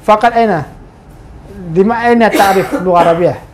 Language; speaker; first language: Arabic; non-native, fluent; Indonesian